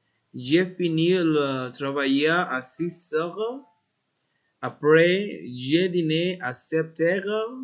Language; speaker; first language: French; non-native, learner; Spanish